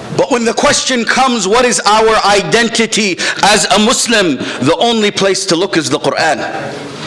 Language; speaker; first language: English; native; English